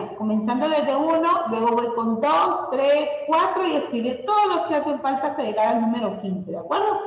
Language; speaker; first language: Spanish; native; Spanish